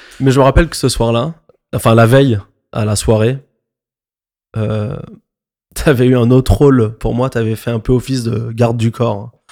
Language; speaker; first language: French; native; French